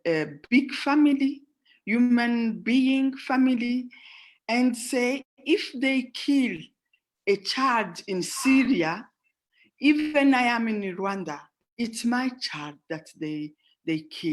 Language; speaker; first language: English; non-native, fluent; Rundi